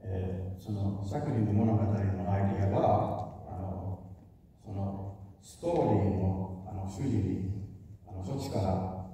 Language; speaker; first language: Japanese; non-native, fluent; Finnish